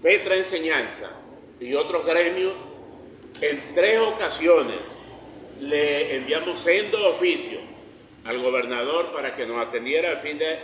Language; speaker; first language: Spanish; native; Spanish